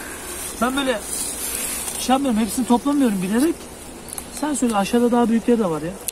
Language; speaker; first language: Turkish; native; Turkish